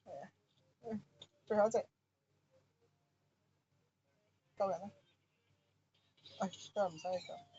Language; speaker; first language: Chinese; native; Chinese